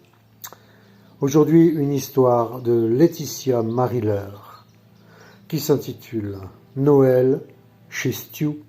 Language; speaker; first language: French; native; French